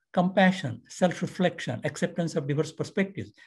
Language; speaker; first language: English; non-native, local second language; Marathi